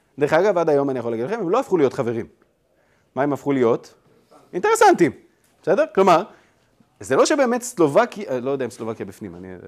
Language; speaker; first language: Hebrew; native; Hebrew